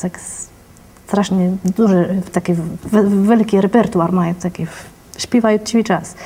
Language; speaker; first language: Polish; non-native, fluent; French